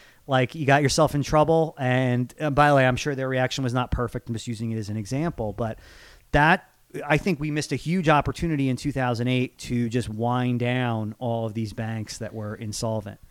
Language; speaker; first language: English; native; English